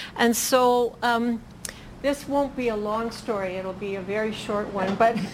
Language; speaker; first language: English; native; English